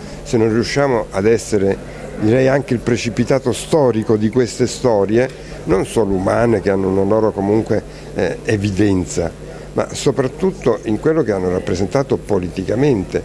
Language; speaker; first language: Italian; native; Italian